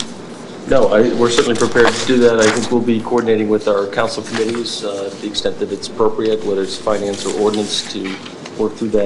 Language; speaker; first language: English; native; English